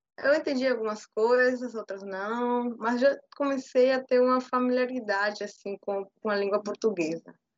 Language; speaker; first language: Portuguese; non-native, fluent; Spanish